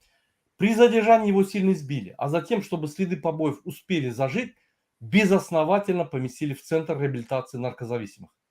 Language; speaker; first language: Russian; non-native, fluent; Turkmen